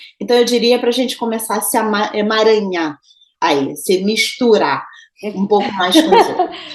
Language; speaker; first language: Portuguese; native; Portuguese